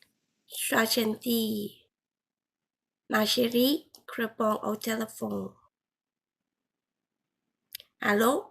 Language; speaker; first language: French; non-native, learner; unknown